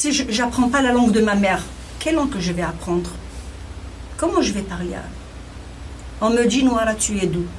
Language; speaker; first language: French; non-native, local second language; Kabyle